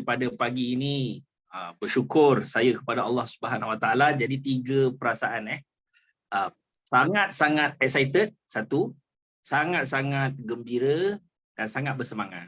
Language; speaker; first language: Malay; native; Malay